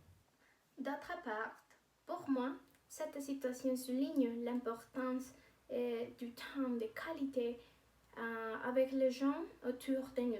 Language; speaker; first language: French; non-native, learner; Spanish